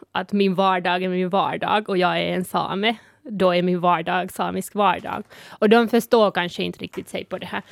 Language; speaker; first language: Swedish; non-native, local second language; Northern Sami